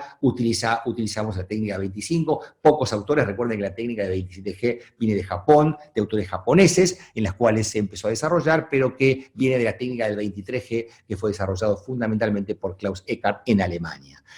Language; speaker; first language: Spanish; native; Spanish